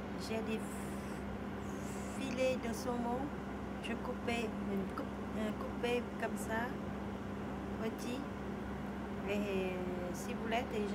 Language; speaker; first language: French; non-native, learner; Vietnamese